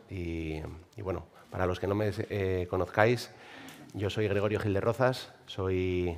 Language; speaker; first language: Spanish; native; Spanish